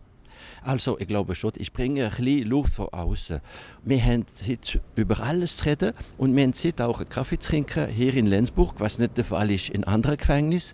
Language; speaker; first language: German; non-native, local second language; French